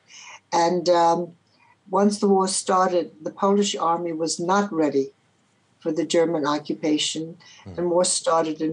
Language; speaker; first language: English; early bilingual, other home language; Polish